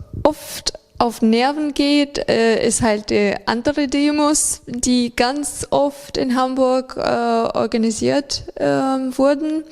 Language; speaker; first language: German; non-native, fluent; Ukrainian